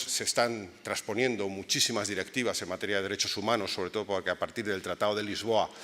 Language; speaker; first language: Spanish; native; Spanish